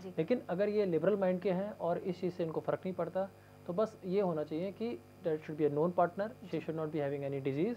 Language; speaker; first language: Hindi; native; Hindi